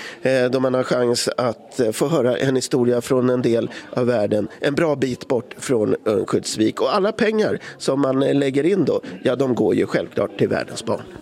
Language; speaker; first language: Swedish; native; Swedish